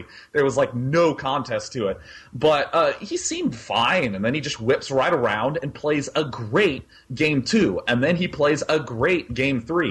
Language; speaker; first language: English; native; English